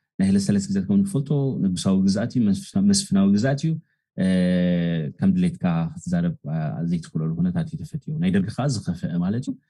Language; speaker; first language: Tigrinya; native; Tigrinya